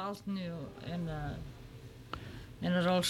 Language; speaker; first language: Dutch; non-native, learner; Serbian